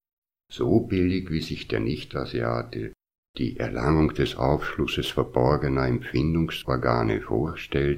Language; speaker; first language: German; native; German